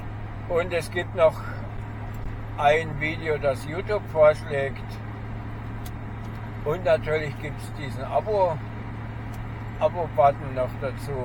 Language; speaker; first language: German; native; German